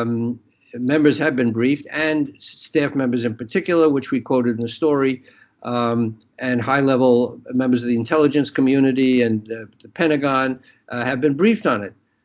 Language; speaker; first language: English; native; English